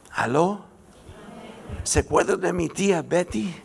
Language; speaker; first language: Spanish; non-native, fluent; English